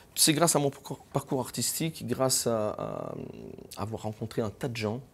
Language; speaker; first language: French; native; French